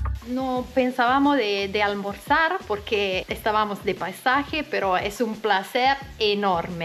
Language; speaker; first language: Spanish; non-native, learner; Italian